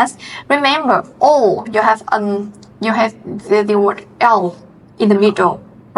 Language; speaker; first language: English; non-native, fluent; Vietnamese